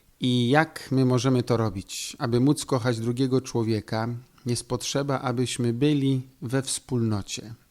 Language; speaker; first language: Polish; native; Polish